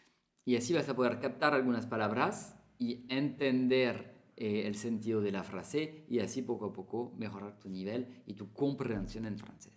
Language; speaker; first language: Spanish; non-native, fluent; French